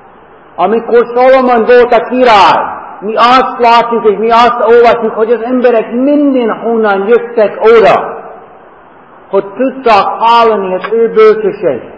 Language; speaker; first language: Hungarian; non-native, fluent; English